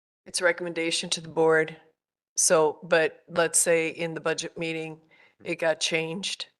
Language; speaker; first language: English; native; English